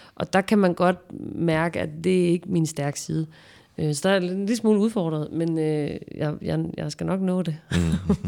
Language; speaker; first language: Danish; native; Danish